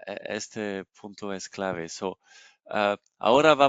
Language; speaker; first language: Spanish; non-native, learner; French